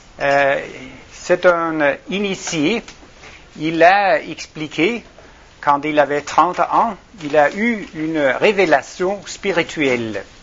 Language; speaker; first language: French; non-native, fluent; Danish